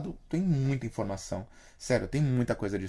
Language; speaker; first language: Portuguese; native; Portuguese